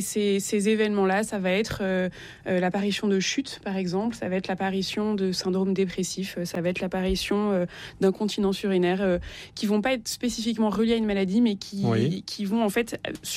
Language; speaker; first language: French; native; French